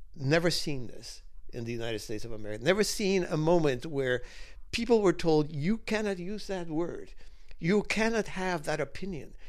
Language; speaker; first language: English; early bilingual, other home language; Spanish